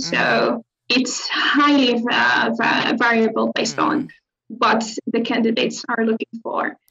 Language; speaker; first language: English; non-native, fluent; Arabic